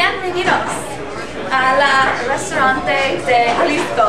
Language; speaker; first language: Spanish; non-native, learner; English